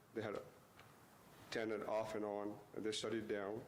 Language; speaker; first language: English; non-native, local second language; Gujarati